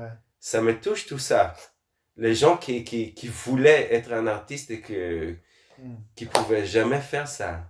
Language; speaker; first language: French; non-native, fluent; Hebrew